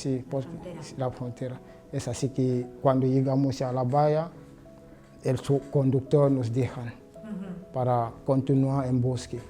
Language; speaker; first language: Spanish; non-native, learner; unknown